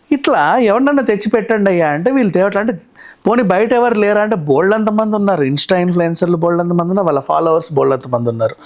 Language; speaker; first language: Telugu; native; Telugu